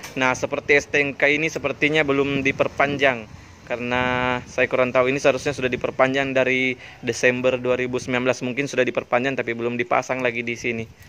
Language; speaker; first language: Indonesian; native; Indonesian